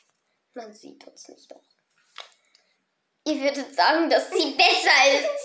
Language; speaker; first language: German; early bilingual, other home language; Russian